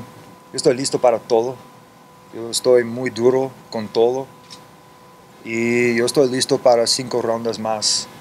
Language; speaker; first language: Spanish; early bilingual, heritage; English